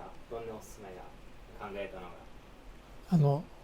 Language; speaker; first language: Japanese; non-native, learner; Turkish